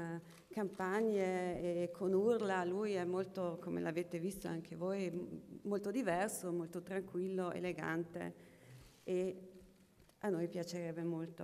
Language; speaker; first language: Italian; non-native, local second language; German